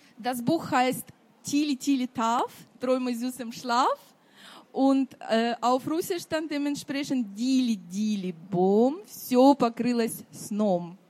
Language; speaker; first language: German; non-native, fluent; Russian